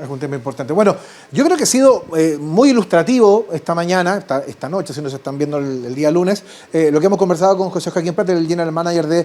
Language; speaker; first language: Spanish; native; Spanish